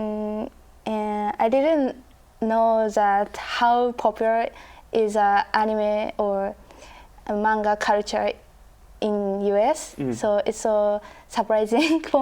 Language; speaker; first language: English; non-native, learner; Japanese